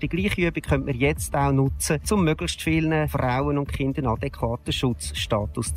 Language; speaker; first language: German; native; German